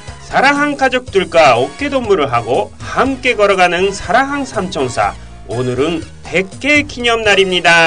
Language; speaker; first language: Korean; non-native, learner; Japanese